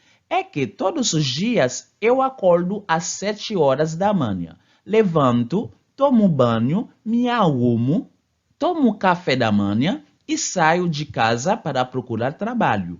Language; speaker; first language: Portuguese; non-native, fluent; Haitian Creole